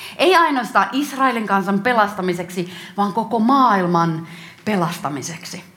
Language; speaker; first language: Finnish; native; Finnish